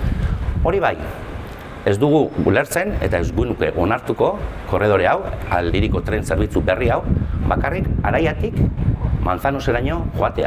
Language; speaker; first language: Basque; native; Basque